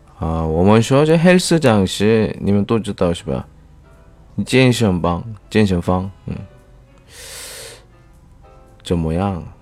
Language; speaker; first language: Chinese; non-native, fluent; Korean